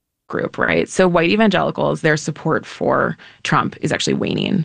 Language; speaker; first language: English; native; English